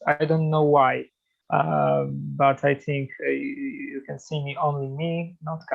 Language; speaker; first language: English; non-native, fluent; Polish